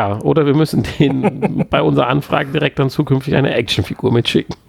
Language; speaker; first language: German; native; German